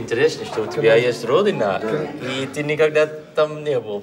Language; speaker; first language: Russian; non-native, fluent; Dutch